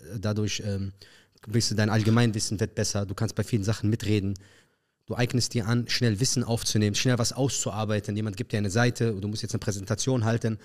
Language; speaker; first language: German; early bilingual, other home language; Arabic